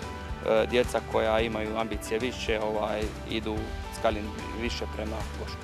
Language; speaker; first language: Croatian; native; Croatian